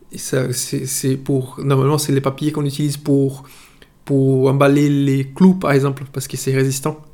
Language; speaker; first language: French; non-native, fluent; Portuguese